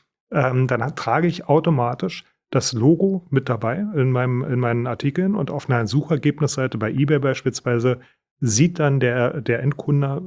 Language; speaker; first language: German; native; German